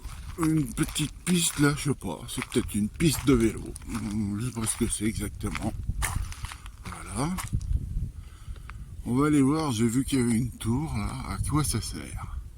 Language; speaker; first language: French; native; French